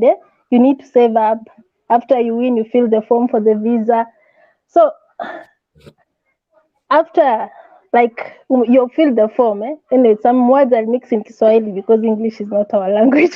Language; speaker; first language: English; non-native, local second language; Swahili